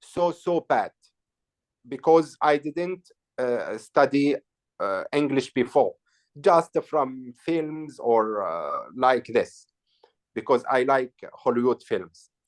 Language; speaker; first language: English; non-native, learner; Arabic